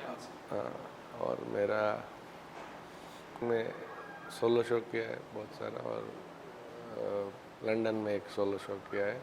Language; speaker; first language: Hindi; non-native, local second language; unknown